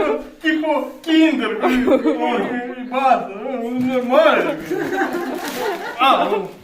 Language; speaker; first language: Italian; non-native, learner; Ukrainian